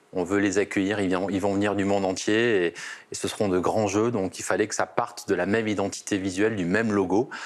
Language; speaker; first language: French; native; French